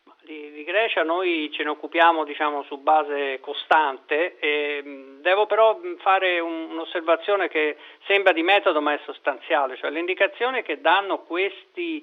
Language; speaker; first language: Italian; native; Italian